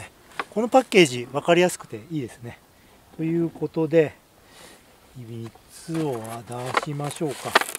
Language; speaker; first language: Japanese; native; Japanese